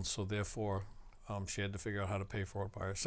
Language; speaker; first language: English; native; English